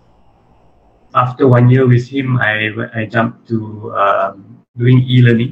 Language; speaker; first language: English; early bilingual, other home language; Malay